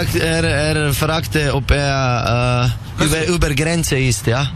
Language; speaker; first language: German; non-native, learner; Slovenian